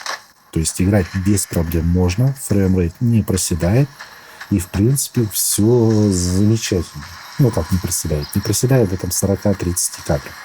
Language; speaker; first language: Russian; native; Russian